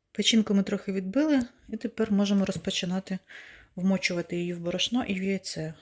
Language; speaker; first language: Ukrainian; non-native, local second language; Russian